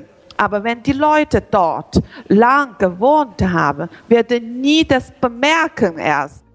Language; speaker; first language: German; non-native, learner; Chinese